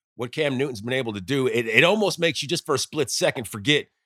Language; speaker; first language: English; native; English